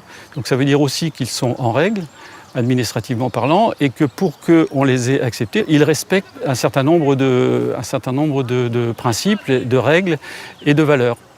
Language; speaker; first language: French; native; French